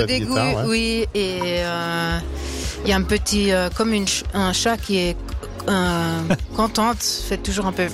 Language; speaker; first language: French; non-native, local second language; Swiss German